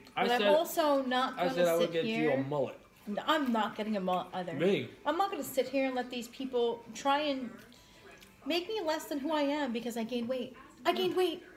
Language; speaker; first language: English; native; English